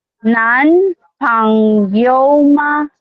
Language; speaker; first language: Chinese; non-native, learner; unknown